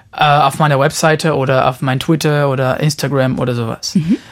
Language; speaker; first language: German; non-native, fluent; Portuguese